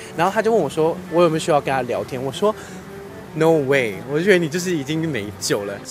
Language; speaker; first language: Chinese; early bilingual, other home language; Filipino